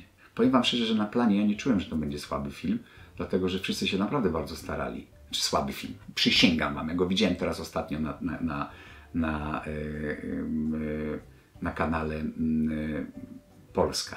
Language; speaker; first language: Polish; native; Polish